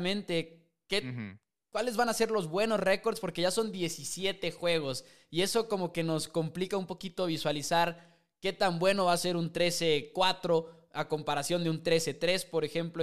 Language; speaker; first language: Spanish; native; Spanish